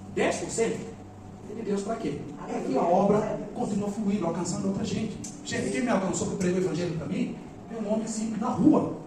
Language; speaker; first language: Portuguese; non-native, local second language; Upper Guinea Crioulo